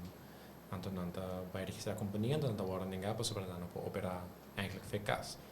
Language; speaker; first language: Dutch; non-native, local second language; Papiamento